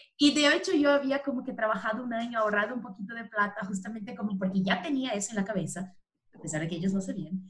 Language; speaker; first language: Spanish; non-native, fluent; Portuguese